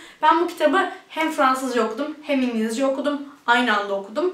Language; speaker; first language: Turkish; early bilingual, heritage; Turkish